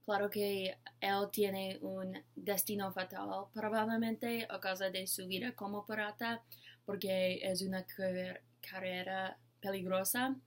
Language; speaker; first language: Spanish; non-native, learner; English